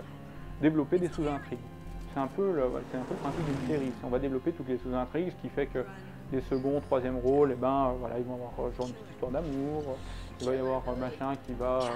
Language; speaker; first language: French; native; French